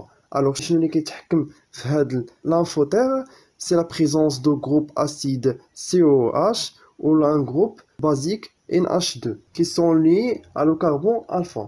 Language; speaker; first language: French; non-native, local second language; Arabic